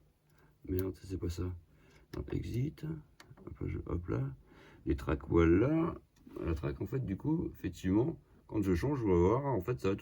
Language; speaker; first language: French; native; French